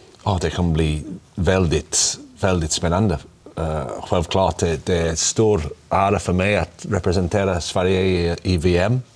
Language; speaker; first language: Swedish; non-native, learner; English